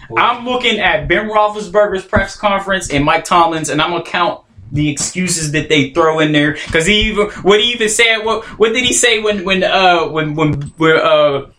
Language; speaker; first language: English; native; English